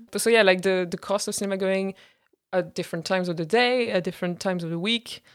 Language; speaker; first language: English; non-native, fluent; French